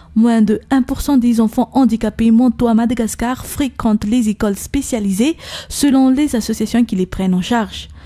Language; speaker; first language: French; non-native, local second language; Malagasy